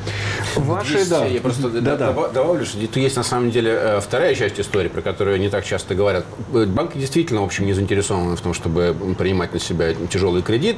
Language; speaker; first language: Russian; native; Russian